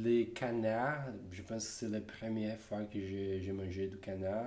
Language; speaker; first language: French; non-native, learner; Portuguese